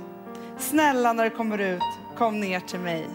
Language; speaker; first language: Swedish; native; Swedish